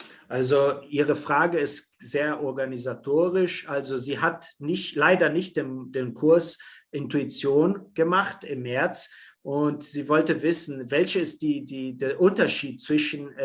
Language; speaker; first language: German; non-native, fluent; Portuguese